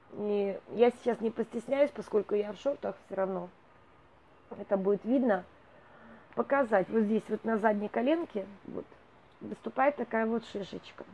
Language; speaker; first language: Russian; native; Russian